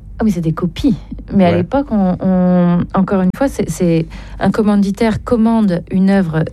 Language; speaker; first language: French; native; French